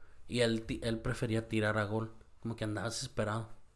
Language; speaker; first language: Spanish; early bilingual, heritage; Spanish